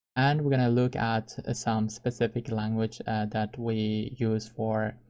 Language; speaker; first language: English; non-native, fluent; Uzbek